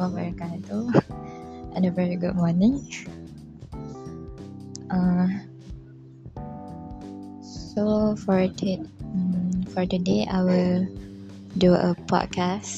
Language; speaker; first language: English; non-native, local second language; Malay